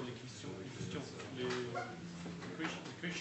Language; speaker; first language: French; non-native, fluent; Russian